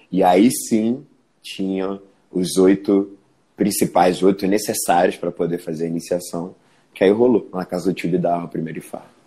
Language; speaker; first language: Portuguese; early bilingual, other home language; Spanish